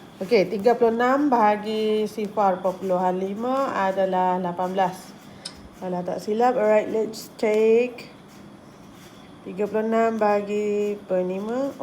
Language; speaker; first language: Malay; native; Malay